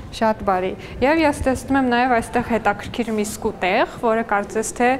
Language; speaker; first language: Armenian; native; Armenian